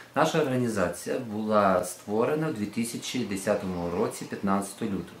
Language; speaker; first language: Ukrainian; native; Ukrainian